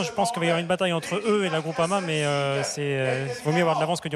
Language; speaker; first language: French; native; French